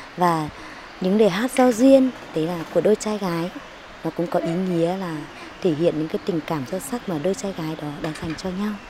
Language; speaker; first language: Vietnamese; non-native, local second language; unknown